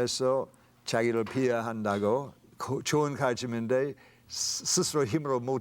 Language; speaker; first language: Korean; non-native, fluent; English